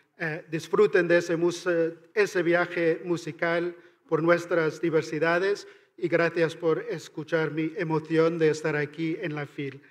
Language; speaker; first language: Spanish; non-native, fluent; Irish